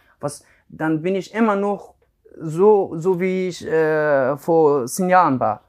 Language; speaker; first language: German; non-native, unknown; Persian